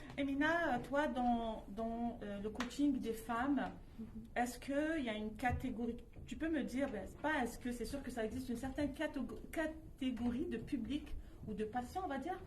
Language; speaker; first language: French; non-native, local second language; Arabic